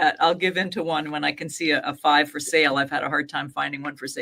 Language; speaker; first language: English; native; English